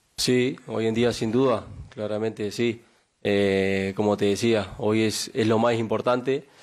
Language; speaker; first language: Spanish; native; Spanish